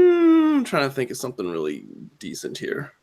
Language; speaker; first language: English; native; English